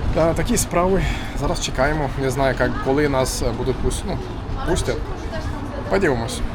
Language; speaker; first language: Ukrainian; non-native, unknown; Turkish